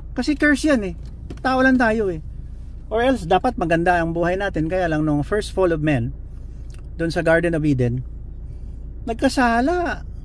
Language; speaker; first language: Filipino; non-native, local second language; Cebuano